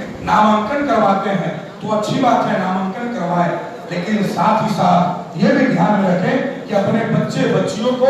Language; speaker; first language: Hindi; native; Hindi